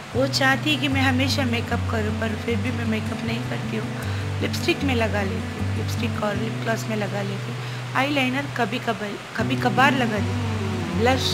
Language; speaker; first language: Hindi; non-native, local second language; Konkani